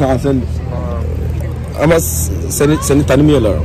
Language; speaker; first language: Turkish; non-native, learner; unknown